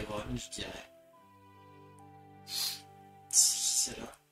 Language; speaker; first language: French; native; French